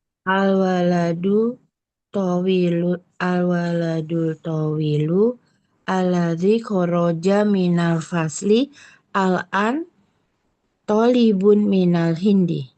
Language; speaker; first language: Arabic; non-native, learner; Indonesian